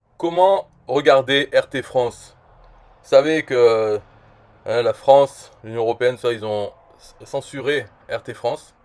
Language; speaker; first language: French; native; French